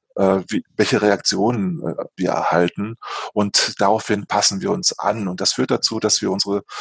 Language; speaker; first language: German; native; German